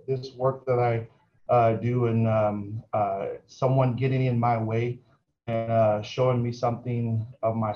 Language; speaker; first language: English; native; English